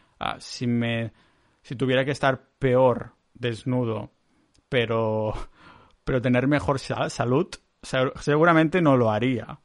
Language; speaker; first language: Spanish; native; Spanish